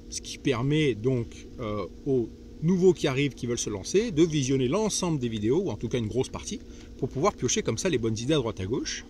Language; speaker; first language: French; native; French